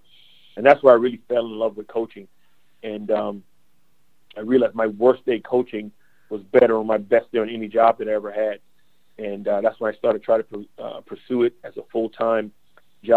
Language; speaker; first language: English; native; English